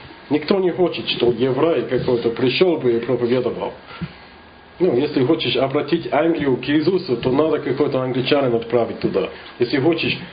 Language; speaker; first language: Russian; non-native, learner; English